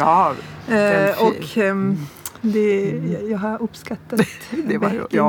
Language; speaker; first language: Swedish; non-native, fluent; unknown